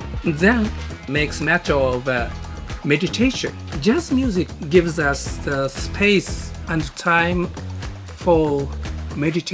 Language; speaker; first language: English; non-native, fluent; Japanese